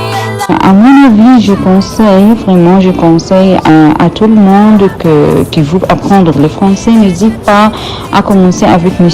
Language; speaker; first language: French; non-native, fluent; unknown